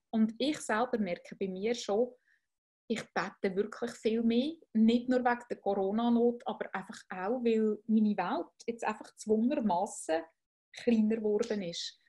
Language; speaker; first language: German; native; German